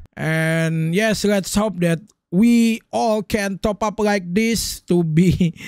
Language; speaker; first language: English; non-native, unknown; Indonesian